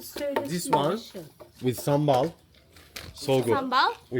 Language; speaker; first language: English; non-native, learner; Turkish